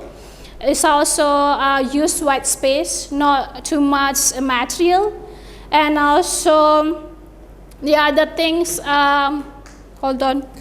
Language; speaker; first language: English; non-native, fluent; Indonesian